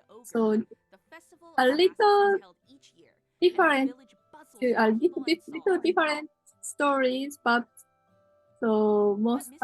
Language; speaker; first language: English; non-native, learner; Japanese